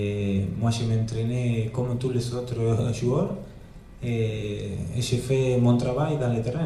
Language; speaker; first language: French; non-native, learner; Spanish